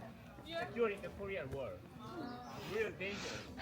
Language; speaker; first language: English; non-native, fluent; Korean